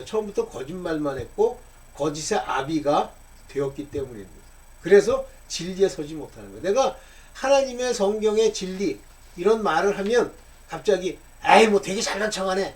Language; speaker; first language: Korean; native; Korean